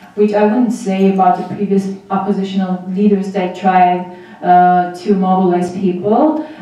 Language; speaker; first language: English; non-native, fluent; Armenian